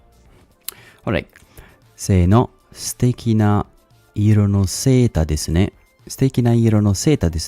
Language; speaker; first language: Japanese; non-native, learner; English